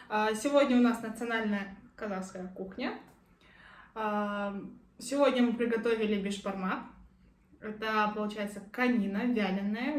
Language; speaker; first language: Russian; non-native, local second language; Kazakh